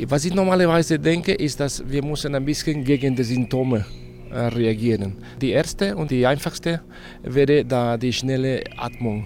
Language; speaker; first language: German; non-native, fluent; Spanish